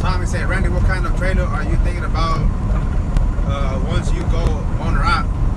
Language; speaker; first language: English; early bilingual, other home language; Spanish